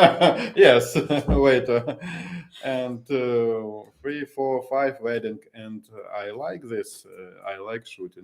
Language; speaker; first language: English; non-native, learner; Ukrainian